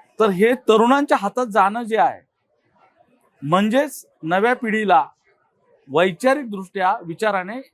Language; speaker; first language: Marathi; native; Marathi